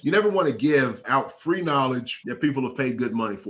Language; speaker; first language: English; native; English